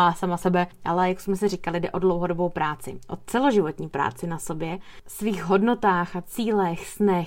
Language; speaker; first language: Czech; native; Czech